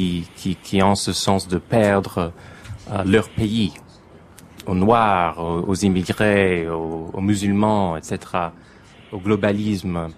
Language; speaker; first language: French; non-native, fluent; English